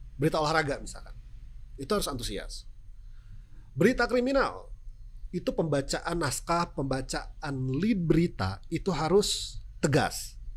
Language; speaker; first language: Indonesian; non-native, local second language; Sundanese